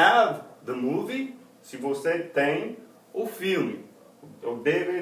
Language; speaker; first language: Portuguese; non-native, fluent; English